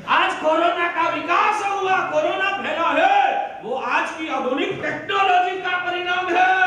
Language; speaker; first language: Hindi; non-native, local second language; Gujarati